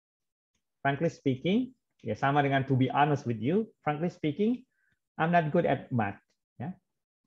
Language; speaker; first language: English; non-native, fluent; Indonesian